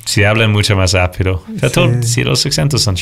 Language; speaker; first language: Spanish; non-native, fluent; English